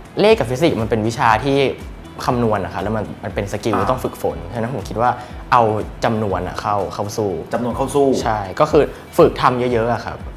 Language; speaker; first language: Thai; native; Thai